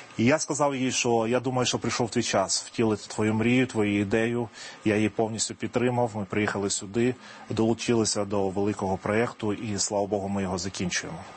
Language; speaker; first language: Ukrainian; native; Ukrainian